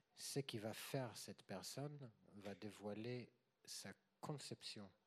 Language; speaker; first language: French; non-native, fluent; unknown